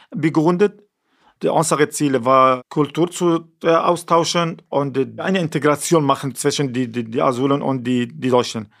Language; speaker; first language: German; non-native, fluent; Arabic